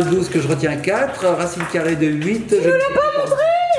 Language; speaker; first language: French; native; French